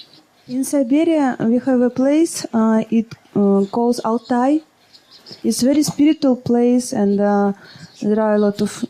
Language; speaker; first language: English; non-native, learner; Russian